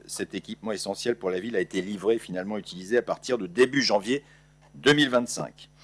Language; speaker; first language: French; native; French